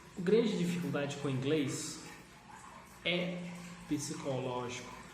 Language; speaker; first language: Portuguese; non-native, fluent; Afrikaans